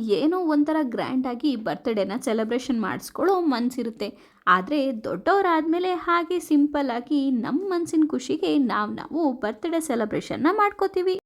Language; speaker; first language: Kannada; non-native, local second language; Tulu